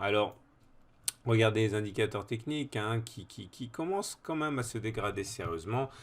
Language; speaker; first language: French; native; French